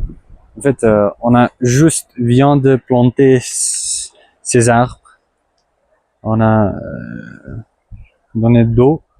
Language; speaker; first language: French; non-native, learner; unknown